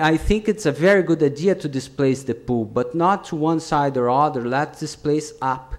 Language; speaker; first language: English; non-native, fluent; Portuguese